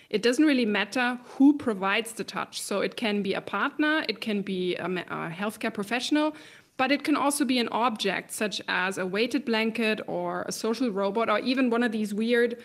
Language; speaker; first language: English; non-native, fluent; German